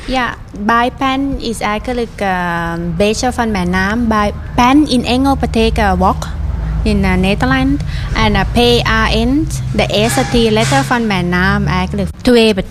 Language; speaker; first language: Dutch; non-native, learner; Thai